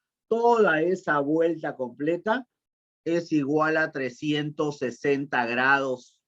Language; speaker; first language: Spanish; native; Spanish